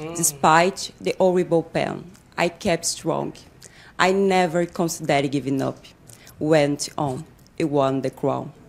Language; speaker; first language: English; non-native, learner; Portuguese